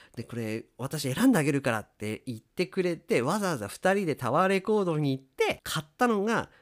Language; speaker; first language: Japanese; native; Japanese